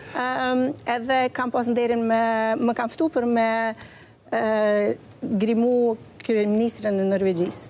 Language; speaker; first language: Albanian; early bilingual, heritage; Albanian